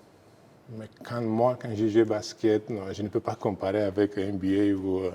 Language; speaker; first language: French; non-native, fluent; Romanian